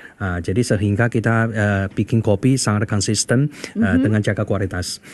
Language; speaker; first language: Indonesian; non-native, fluent; Chinese